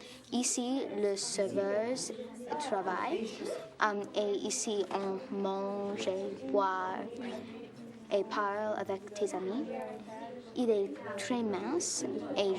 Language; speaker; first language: French; non-native, learner; English